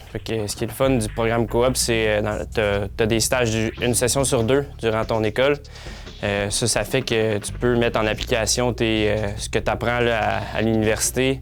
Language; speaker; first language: French; native; French